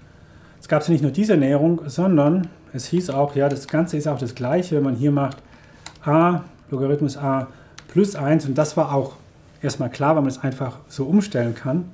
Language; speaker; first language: German; native; German